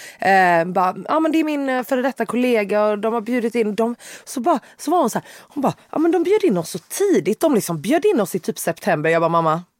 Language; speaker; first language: Swedish; native; Swedish